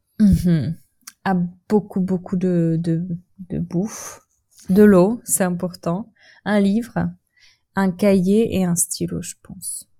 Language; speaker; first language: French; non-native, fluent; Czech